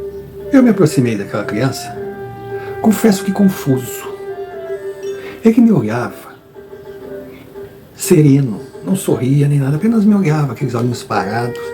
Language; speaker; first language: Portuguese; native; Portuguese